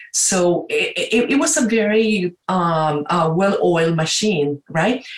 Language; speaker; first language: English; non-native, fluent; Spanish